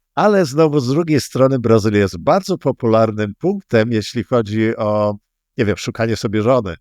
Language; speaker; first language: Polish; native; Polish